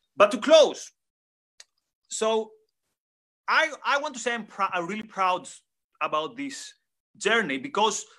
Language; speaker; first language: English; non-native, fluent; Greek